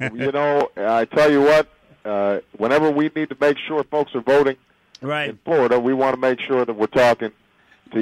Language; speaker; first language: English; native; English